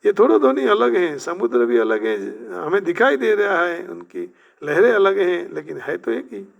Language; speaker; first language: Hindi; non-native, local second language; Gujarati